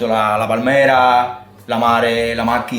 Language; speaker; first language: Italian; non-native, learner; Spanish